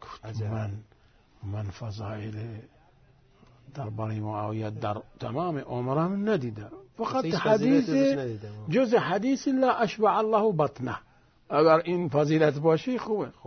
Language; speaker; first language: Persian; non-native, fluent; Arabic